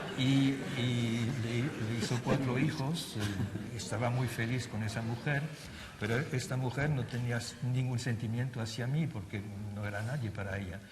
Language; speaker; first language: Spanish; non-native, fluent; German